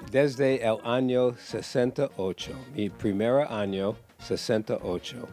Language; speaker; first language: Spanish; non-native, learner; English